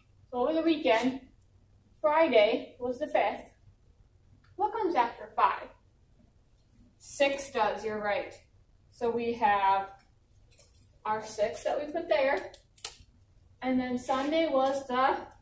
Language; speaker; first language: English; native; English